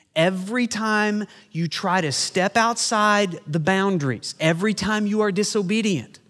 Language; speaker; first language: English; native; English